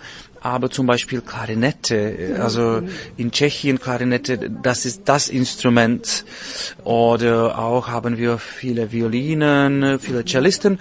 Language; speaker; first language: German; non-native, learner; Czech